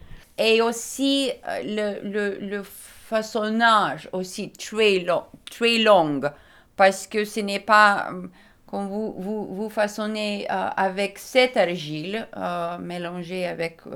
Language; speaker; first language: French; non-native, learner; Lithuanian